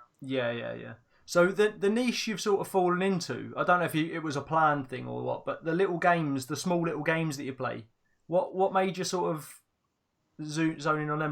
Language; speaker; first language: English; native; English